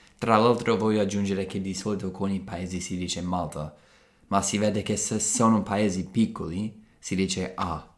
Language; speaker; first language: Italian; non-native, fluent; English